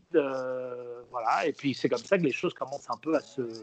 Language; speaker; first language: French; early bilingual, other home language; Spanish